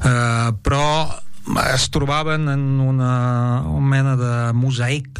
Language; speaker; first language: Catalan; non-native, fluent; French